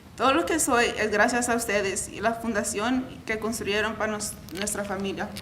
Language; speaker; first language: Spanish; early bilingual, heritage; Spanish